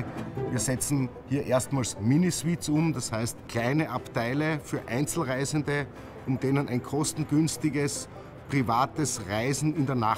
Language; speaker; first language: German; native; German